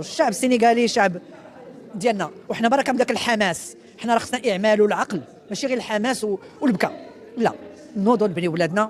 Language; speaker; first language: Arabic; native; Arabic